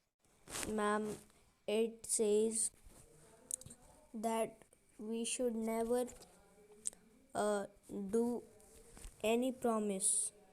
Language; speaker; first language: English; non-native, learner; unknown